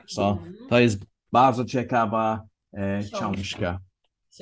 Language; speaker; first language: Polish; non-native, learner; English